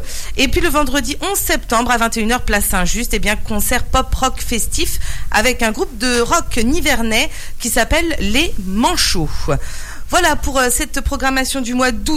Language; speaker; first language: French; native; French